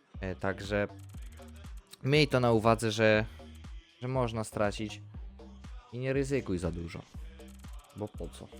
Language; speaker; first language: Polish; native; Polish